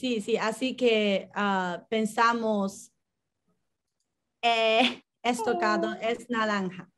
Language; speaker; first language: Spanish; non-native, learner; Chinese